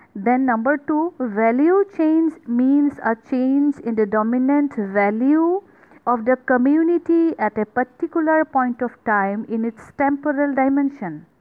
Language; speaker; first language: English; non-native, local second language; Assamese